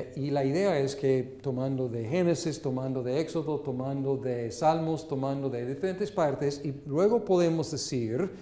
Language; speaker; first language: Spanish; non-native, fluent; English